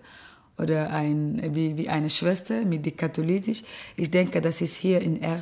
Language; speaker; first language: German; non-native, learner; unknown